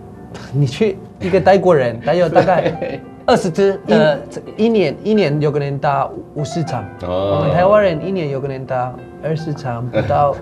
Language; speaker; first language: Chinese; non-native, fluent; Spanish